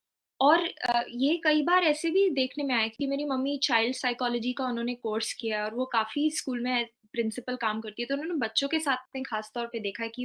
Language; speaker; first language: Hindi; native; Hindi